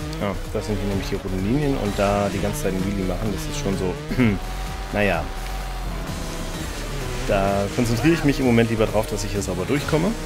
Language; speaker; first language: German; native; German